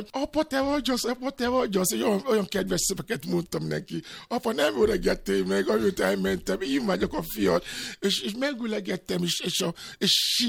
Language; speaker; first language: Hungarian; non-native, learner; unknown